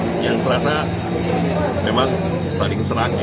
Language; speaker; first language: Indonesian; native; Indonesian